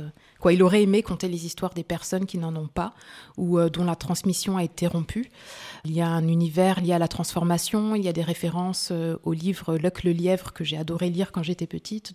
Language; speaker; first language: French; early bilingual, other home language; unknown